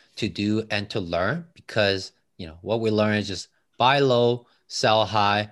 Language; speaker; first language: English; non-native, fluent; Chinese